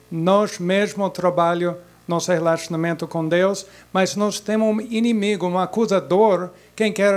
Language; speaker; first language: Portuguese; non-native, fluent; English